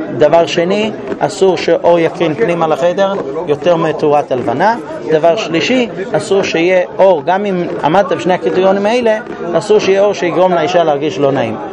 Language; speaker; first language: Hebrew; non-native, fluent; English